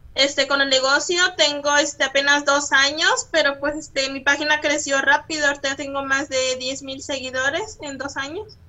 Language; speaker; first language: Spanish; native; Spanish